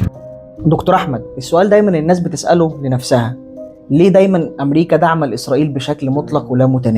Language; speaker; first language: Arabic; native; Arabic